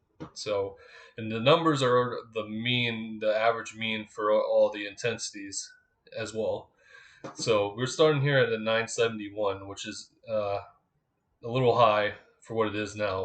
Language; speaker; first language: English; native; English